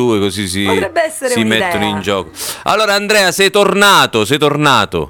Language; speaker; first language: Italian; native; Italian